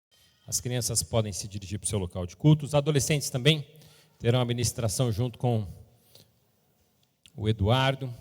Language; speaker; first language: Portuguese; native; Portuguese